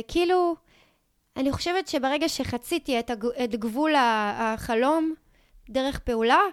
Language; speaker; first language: Hebrew; non-native, fluent; English